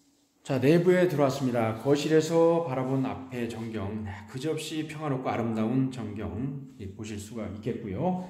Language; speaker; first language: Korean; native; Korean